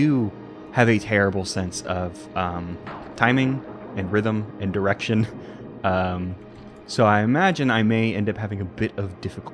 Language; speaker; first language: English; native; English